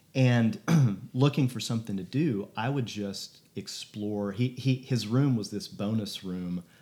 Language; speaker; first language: English; native; English